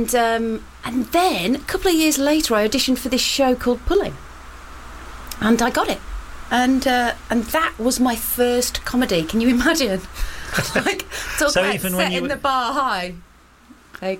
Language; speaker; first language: English; native; English